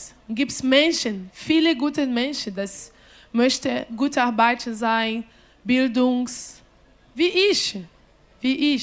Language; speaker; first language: German; non-native, learner; Portuguese